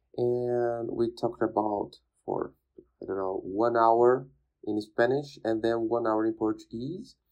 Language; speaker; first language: English; non-native, fluent; Portuguese